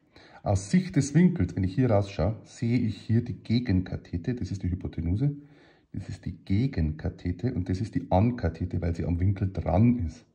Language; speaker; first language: German; native; German